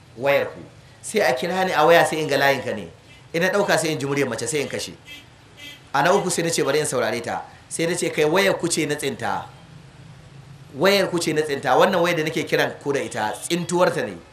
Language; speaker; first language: Hausa; native; Hausa